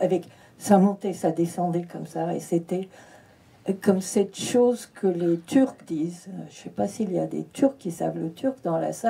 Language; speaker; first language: French; early bilingual, heritage; French